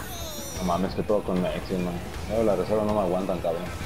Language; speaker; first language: Spanish; native; Spanish